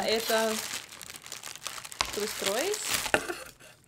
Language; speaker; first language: Russian; early bilingual, heritage; Russian